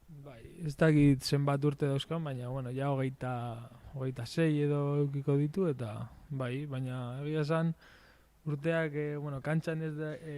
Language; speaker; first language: Basque; non-native, local second language; Spanish